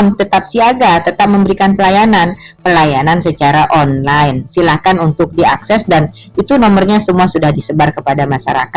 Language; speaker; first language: Indonesian; native; Indonesian